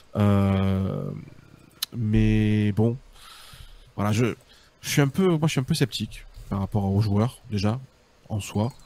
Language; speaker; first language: French; native; French